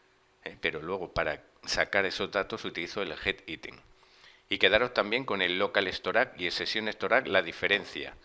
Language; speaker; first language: Spanish; native; Spanish